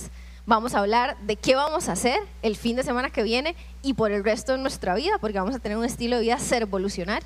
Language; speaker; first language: Spanish; native; Spanish